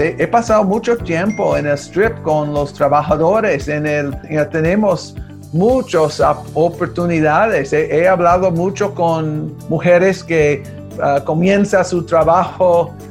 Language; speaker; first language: Spanish; early bilingual, heritage; Spanish